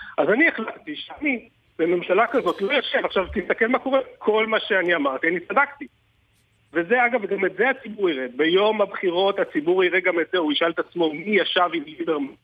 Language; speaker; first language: Hebrew; native; Hebrew